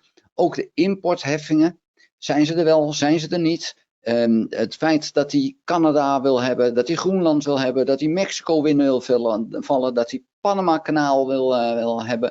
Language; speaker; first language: Dutch; native; Dutch